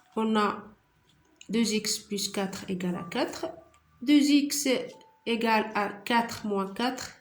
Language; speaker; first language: French; non-native, local second language; Arabic